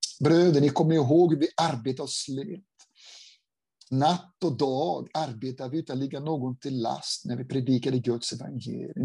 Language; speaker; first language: Swedish; non-native, fluent; Portuguese